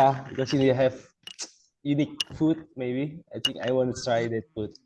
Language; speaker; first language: English; non-native, local second language; Indonesian